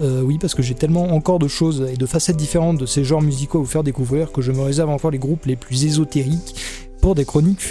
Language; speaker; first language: French; native; French